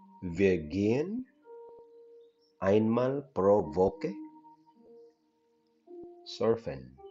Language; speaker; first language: German; non-native, learner; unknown